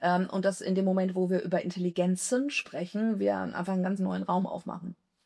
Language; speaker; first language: German; native; German